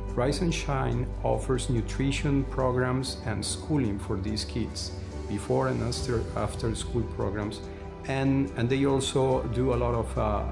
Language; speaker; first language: English; non-native, fluent; Spanish